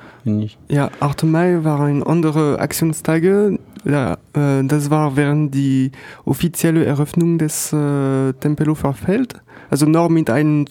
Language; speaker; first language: German; non-native, learner; French